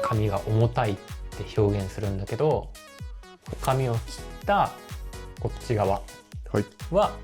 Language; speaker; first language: Japanese; native; Japanese